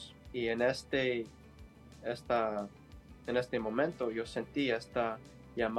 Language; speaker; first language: Spanish; non-native, learner; English